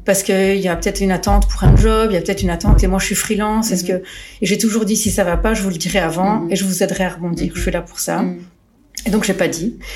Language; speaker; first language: French; early bilingual, other home language; Portuguese